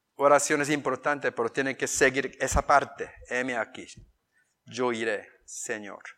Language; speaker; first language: Spanish; non-native, fluent; Korean